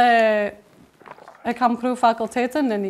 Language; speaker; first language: Albanian; non-native, learner; English